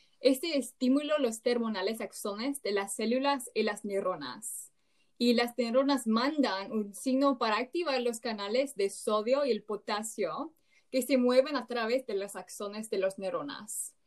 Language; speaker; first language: Spanish; non-native, learner; English